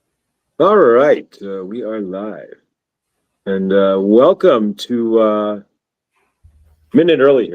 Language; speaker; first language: English; native; English